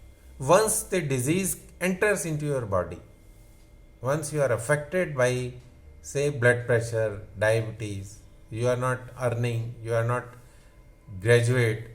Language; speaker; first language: English; non-native, local second language; Hindi